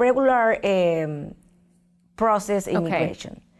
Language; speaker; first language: English; non-native, learner; Spanish